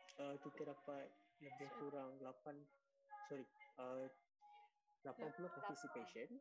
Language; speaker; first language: Malay; native; Malay